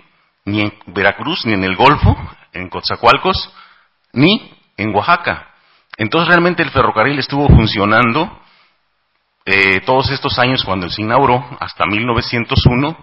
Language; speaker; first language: Spanish; native; Spanish